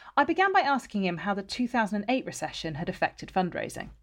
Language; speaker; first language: English; native; English